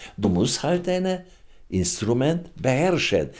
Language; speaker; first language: German; non-native, fluent; Hungarian